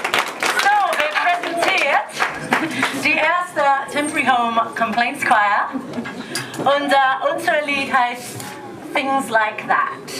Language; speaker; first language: German; non-native, learner; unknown